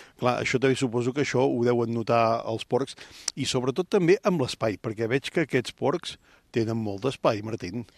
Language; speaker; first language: Catalan; native; Catalan